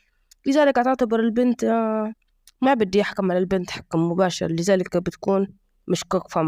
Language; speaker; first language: Arabic; native; Arabic